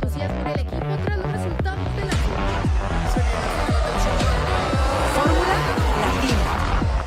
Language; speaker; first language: Spanish; native; Spanish